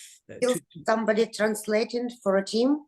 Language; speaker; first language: English; non-native, fluent; Ukrainian